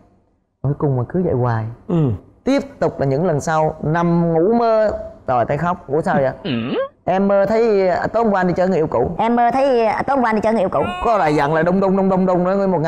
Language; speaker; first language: Vietnamese; native; Vietnamese